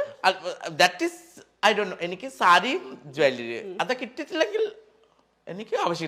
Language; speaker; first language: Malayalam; non-native, fluent; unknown